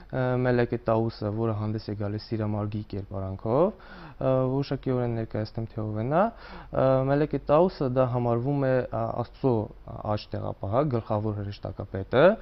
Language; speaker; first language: Armenian; non-native, local second language; Kurdish